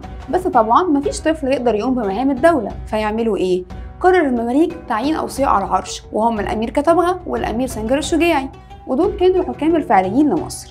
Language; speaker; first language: Arabic; native; Arabic